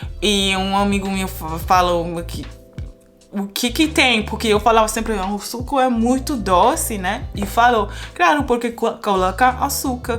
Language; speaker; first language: Portuguese; non-native, fluent; Spanish